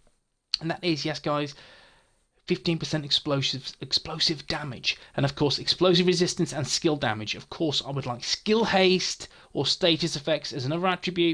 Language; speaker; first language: English; native; English